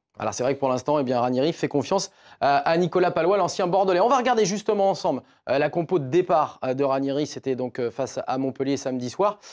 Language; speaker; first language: French; native; French